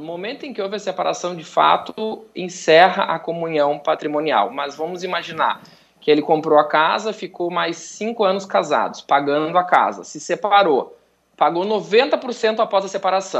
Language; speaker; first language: Portuguese; native; Portuguese